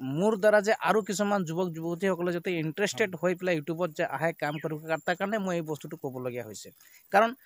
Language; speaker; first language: Assamese; non-native, local second language; Sadri